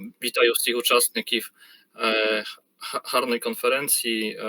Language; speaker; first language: Polish; non-native, learner; Ukrainian